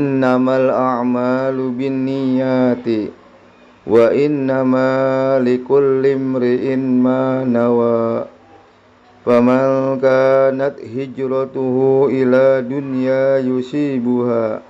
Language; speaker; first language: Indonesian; native; Indonesian